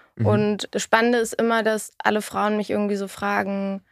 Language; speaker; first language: German; native; German